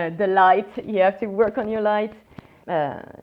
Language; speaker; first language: English; non-native, fluent; French